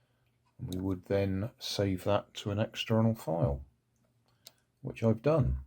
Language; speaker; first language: English; native; English